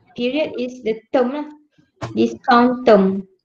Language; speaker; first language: English; non-native, local second language; Malay